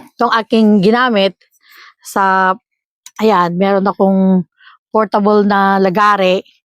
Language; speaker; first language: Filipino; non-native, local second language; Iloko